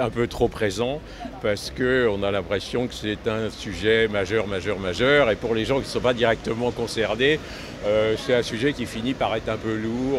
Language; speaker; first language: French; native; French